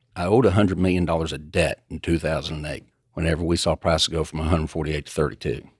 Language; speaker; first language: English; native; English